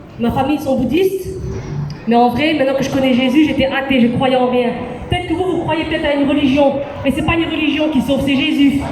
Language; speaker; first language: French; early bilingual, other home language; Chinese